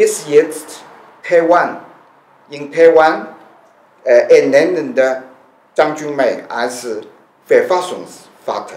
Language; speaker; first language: German; non-native, learner; Chinese